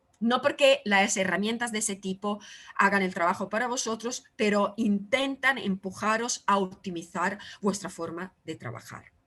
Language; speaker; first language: Spanish; non-native, fluent; Italian